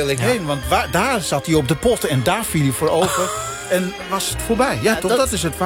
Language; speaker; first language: Dutch; native; Dutch